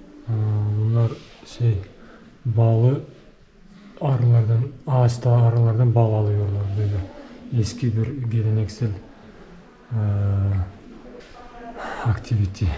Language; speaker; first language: Turkish; non-native, learner; Bashkir